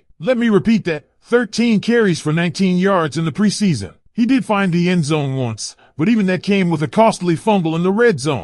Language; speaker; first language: English; native; English